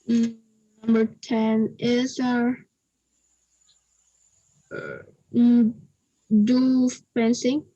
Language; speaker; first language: English; non-native, learner; Vietnamese